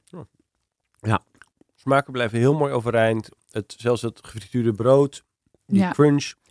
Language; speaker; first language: Dutch; native; Dutch